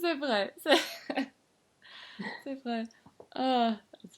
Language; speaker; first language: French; non-native, learner; English